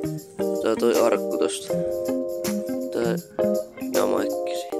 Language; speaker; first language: Finnish; native; Finnish